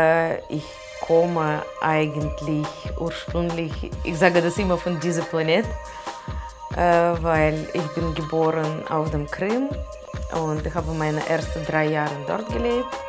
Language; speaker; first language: German; non-native, learner; Russian